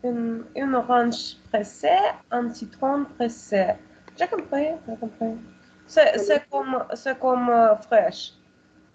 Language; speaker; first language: French; non-native, learner; Russian